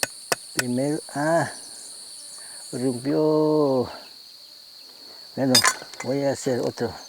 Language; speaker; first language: Spanish; non-native, local second language; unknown